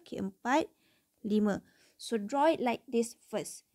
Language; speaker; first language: English; non-native, local second language; Malay